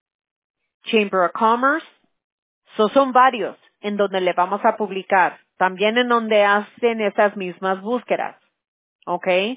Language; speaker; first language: Spanish; early bilingual, heritage; Spanish